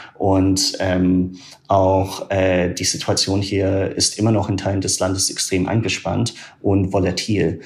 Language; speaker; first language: German; non-native, fluent; English